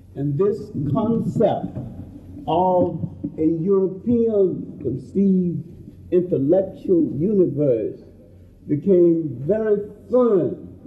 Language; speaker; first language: English; native; English